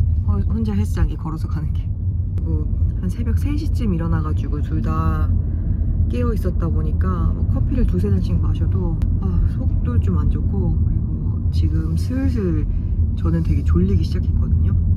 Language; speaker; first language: Korean; native; Korean